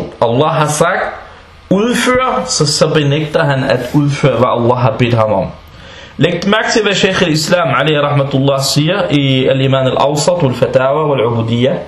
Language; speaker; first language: Danish; non-native, fluent; Arabic